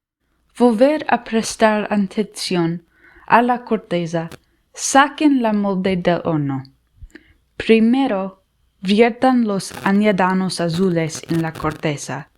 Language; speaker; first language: Spanish; non-native, learner; English